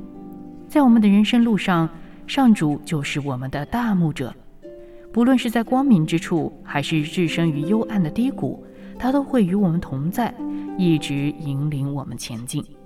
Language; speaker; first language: Chinese; native; Chinese